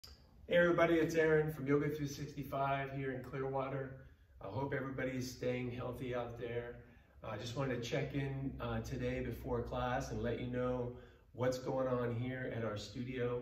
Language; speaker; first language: English; native; English